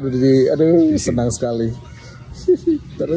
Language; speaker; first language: Indonesian; native; Indonesian